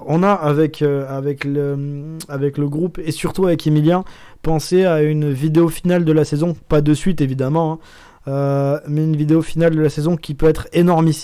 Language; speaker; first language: French; native; French